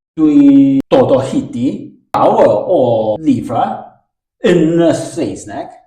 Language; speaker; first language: Welsh; non-native, learner; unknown